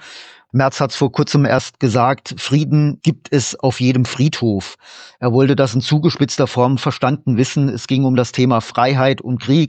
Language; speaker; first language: German; native; German